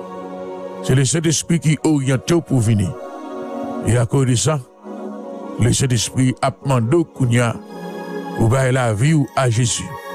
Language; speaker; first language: French; non-native, local second language; Haitian Creole